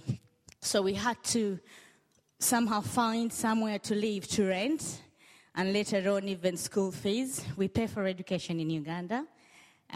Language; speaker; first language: English; non-native, local second language; Ganda